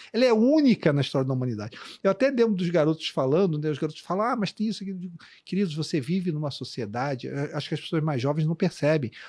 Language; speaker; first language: Portuguese; native; Portuguese